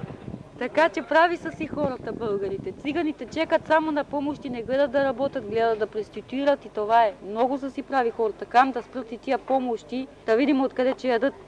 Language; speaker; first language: Bulgarian; native; Bulgarian